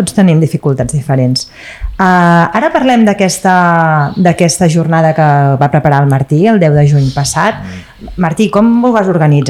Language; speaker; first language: Catalan; native; Catalan